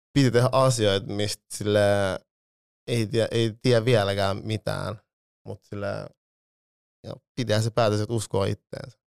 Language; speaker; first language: Finnish; early bilingual, other home language; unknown